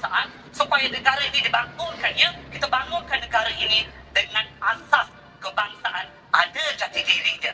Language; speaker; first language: Malay; native; Malay